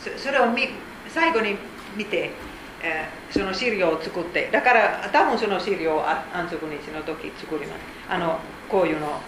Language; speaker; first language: Japanese; non-native, fluent; Finnish